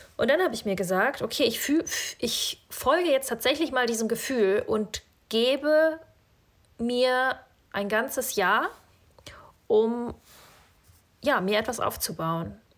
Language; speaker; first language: German; early bilingual, other home language; Russian